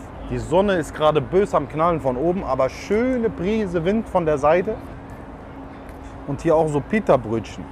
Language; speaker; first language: German; non-native, local second language; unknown